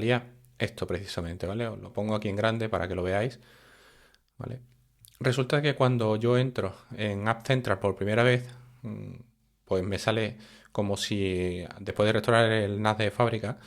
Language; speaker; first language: Spanish; native; Spanish